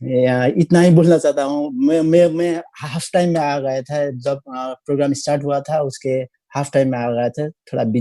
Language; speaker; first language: Hindi; non-native, learner; Nepali